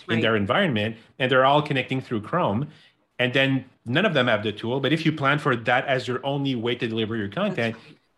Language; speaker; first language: English; non-native, local second language; French